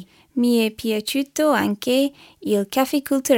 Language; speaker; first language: Italian; non-native, learner; English